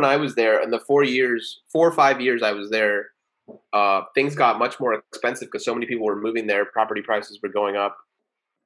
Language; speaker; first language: English; early bilingual, other home language; Spanish